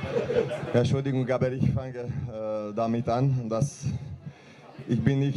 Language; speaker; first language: German; non-native, learner; Hungarian